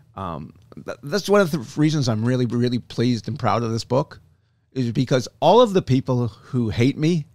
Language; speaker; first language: English; native; English